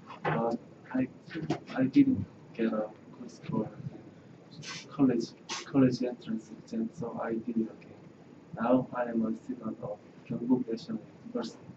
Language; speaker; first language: English; non-native, learner; Korean